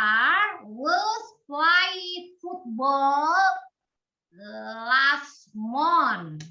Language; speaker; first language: English; non-native, learner; Indonesian